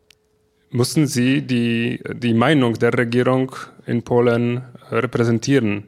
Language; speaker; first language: German; non-native, fluent; Polish